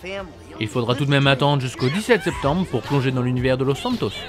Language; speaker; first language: French; native; French